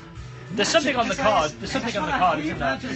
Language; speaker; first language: English; native; English